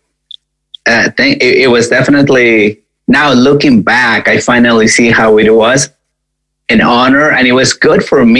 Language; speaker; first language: English; non-native, fluent; Spanish